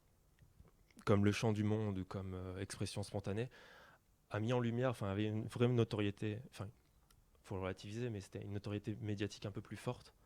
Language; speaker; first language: French; native; French